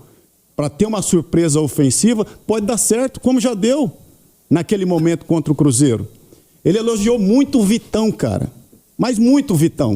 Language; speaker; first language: Portuguese; native; Portuguese